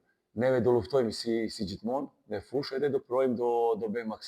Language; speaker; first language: Albanian; non-native, learner; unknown